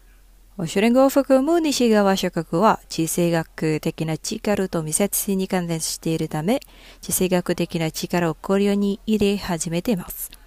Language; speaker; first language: Japanese; non-native, fluent; Indonesian